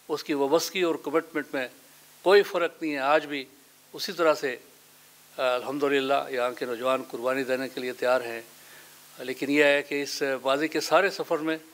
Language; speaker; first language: Urdu; non-native, local second language; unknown